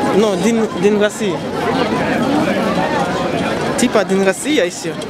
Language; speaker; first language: Russian; non-native, learner; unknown